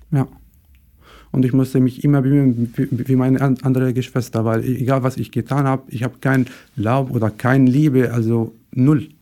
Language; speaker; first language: German; non-native, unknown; Arabic